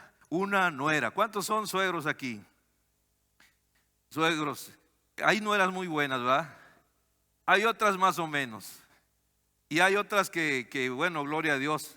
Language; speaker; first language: Spanish; native; Spanish